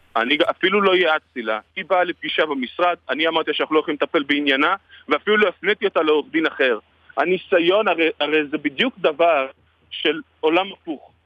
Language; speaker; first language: Hebrew; native; Hebrew